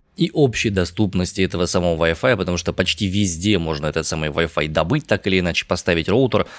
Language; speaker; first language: Russian; native; Russian